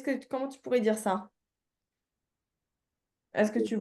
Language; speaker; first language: French; native; French